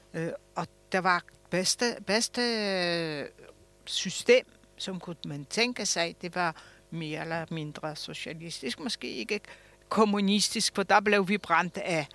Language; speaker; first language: Danish; non-native, fluent; Polish